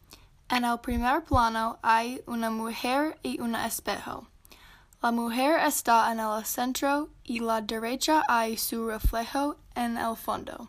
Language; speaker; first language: Spanish; non-native, learner; English